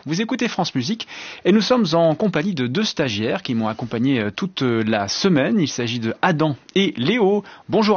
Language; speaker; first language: French; native; French